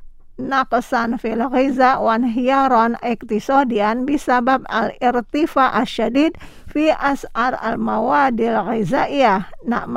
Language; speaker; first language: Arabic; non-native, learner; Indonesian